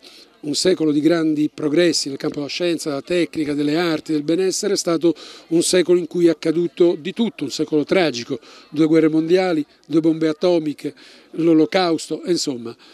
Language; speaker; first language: Italian; native; Italian